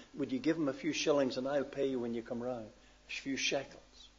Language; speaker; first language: English; native; English